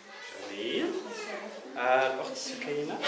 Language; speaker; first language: Arabic; non-native, fluent; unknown